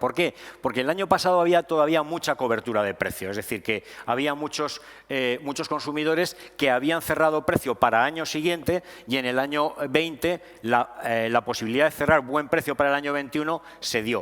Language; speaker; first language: Spanish; native; Spanish